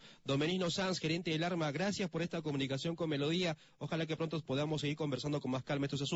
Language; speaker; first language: Spanish; native; Spanish